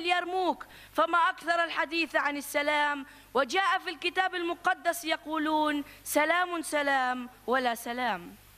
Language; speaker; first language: Arabic; native; Arabic